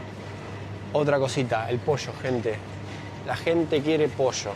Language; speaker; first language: Spanish; native; Spanish